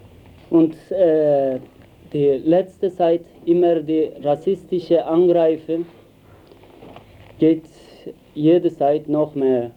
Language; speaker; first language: German; non-native, learner; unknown